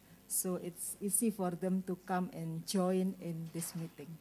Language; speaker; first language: English; non-native, learner; Indonesian